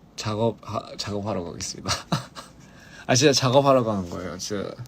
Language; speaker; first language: Korean; early bilingual, other home language; English